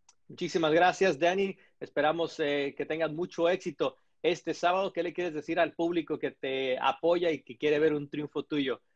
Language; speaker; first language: Spanish; native; Spanish